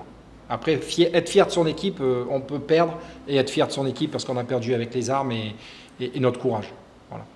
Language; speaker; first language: French; native; French